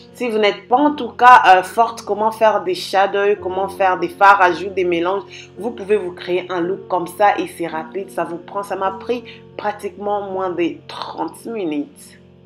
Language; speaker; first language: French; non-native, local second language; Lingala